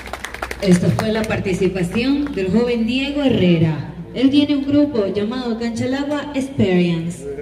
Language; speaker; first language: Spanish; native; Spanish